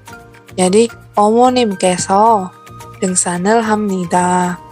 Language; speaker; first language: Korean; non-native, learner; Indonesian